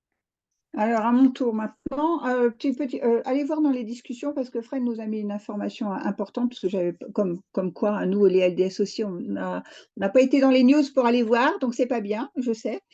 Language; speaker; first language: French; native; French